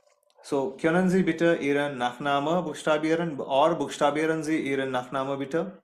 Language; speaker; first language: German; non-native, fluent; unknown